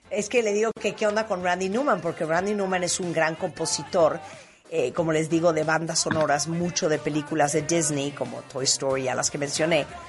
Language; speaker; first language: Spanish; native; Spanish